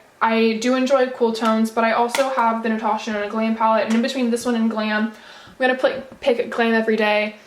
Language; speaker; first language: English; native; English